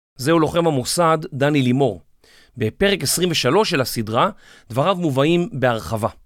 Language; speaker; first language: Hebrew; native; Hebrew